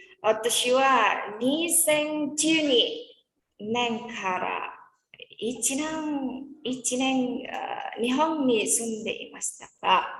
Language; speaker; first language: Japanese; non-native, learner; Indonesian